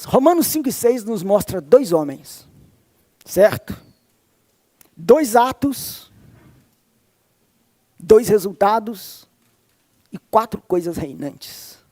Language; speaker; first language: Portuguese; native; Portuguese